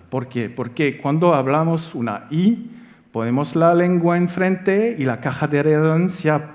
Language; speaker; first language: Spanish; non-native, fluent; French